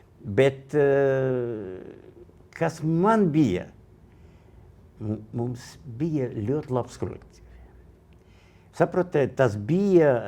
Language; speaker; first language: Latvian; non-native, local second language; Russian